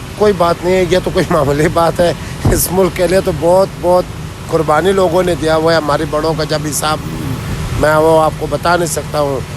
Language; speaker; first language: Urdu; non-native, local second language; Pashto